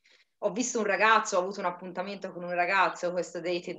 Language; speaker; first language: Italian; native; Italian